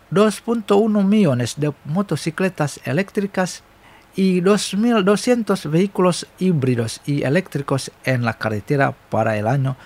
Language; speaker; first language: Spanish; non-native, fluent; Indonesian